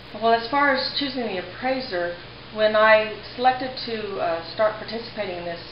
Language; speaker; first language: English; native; English